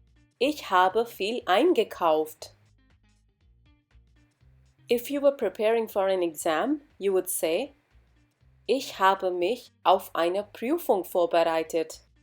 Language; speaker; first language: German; non-native, fluent; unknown